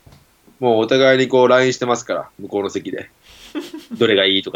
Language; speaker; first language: Japanese; native; Japanese